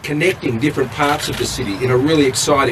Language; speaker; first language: English; native; English